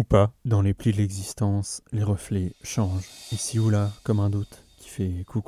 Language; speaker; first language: French; native; French